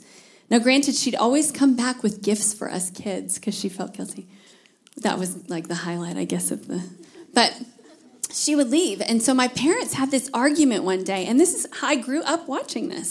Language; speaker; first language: English; native; English